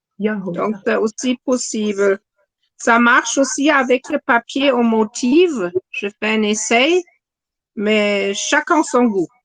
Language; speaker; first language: French; non-native, fluent; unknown